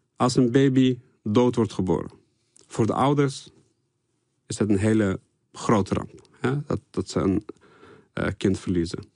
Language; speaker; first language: Dutch; early bilingual, other home language; Turkish